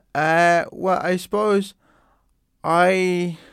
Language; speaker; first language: English; native; English